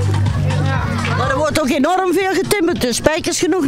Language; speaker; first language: Dutch; native; Dutch